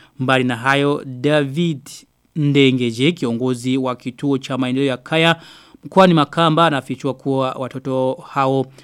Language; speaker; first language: Swahili; non-native, local second language; Rundi